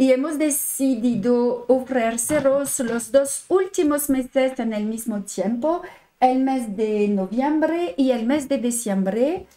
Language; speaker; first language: Spanish; non-native, learner; French